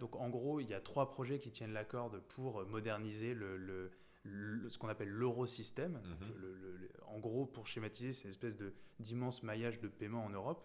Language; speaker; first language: French; native; French